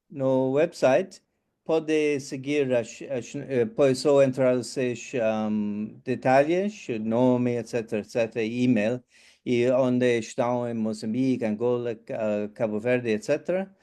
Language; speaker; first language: Portuguese; non-native, fluent; English